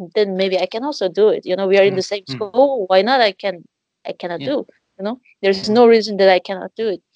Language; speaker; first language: English; non-native, fluent; Korean